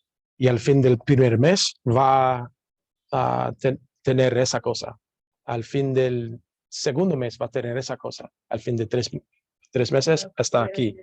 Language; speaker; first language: Spanish; non-native, learner; English